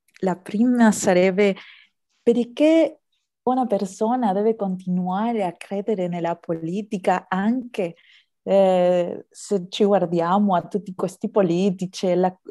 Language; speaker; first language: Italian; non-native, fluent; Spanish